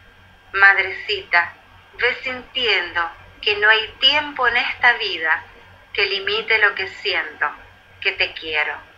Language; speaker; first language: Spanish; native; Spanish